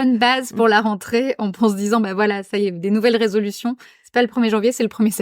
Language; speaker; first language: French; native; French